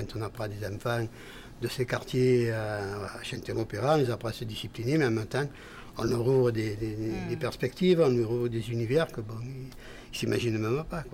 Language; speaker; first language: French; native; French